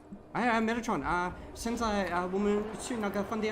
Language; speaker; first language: Chinese; non-native, fluent; English